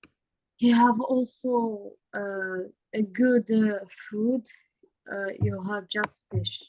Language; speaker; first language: English; non-native, learner; Arabic